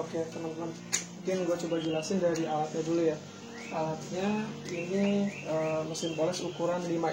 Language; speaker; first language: Indonesian; native; Indonesian